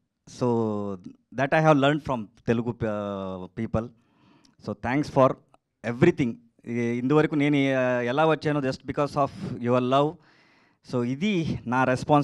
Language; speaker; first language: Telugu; non-native, learner; Kannada